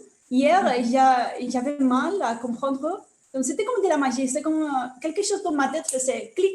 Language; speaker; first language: French; non-native, learner; Spanish